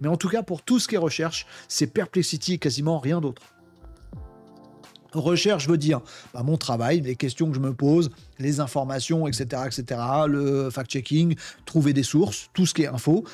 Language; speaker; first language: French; native; French